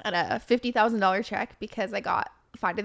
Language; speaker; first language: English; native; English